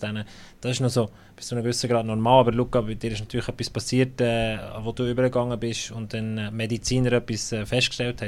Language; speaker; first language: German; native; German